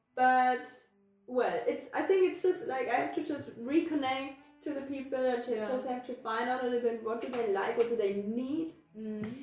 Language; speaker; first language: English; non-native, fluent; German